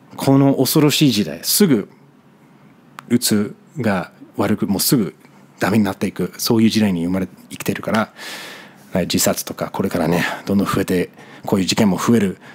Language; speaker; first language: Japanese; non-native, fluent; English